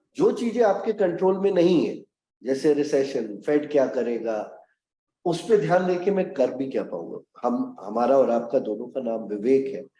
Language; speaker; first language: Hindi; native; Hindi